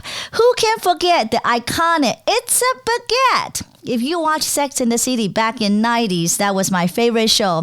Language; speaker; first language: English; non-native, fluent; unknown